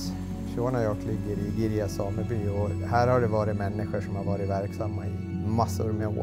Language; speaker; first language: Swedish; native; Swedish